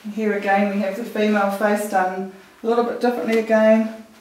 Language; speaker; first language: English; native; English